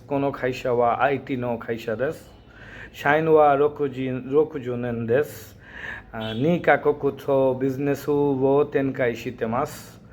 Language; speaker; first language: Japanese; non-native, learner; Bangla